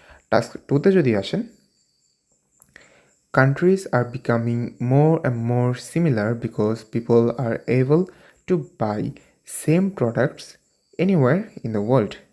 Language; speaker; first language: English; non-native, local second language; Bangla